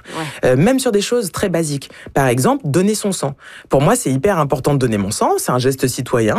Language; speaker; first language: French; native; French